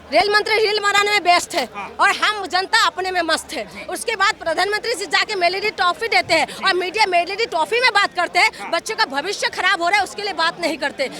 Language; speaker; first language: Hindi; non-native, local second language; Assamese